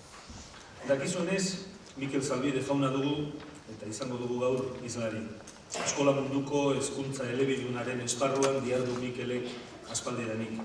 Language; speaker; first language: Basque; native; Basque